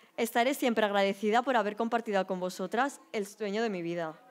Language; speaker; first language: Spanish; native; Spanish